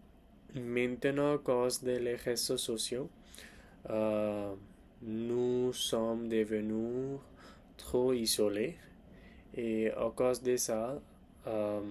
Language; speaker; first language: French; non-native, learner; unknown